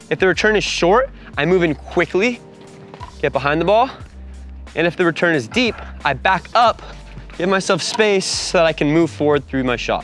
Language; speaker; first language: English; native; English